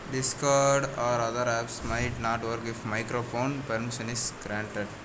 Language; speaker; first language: English; non-native, local second language; Tamil